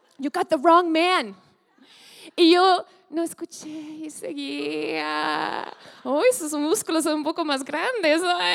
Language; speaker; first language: Spanish; non-native, fluent; English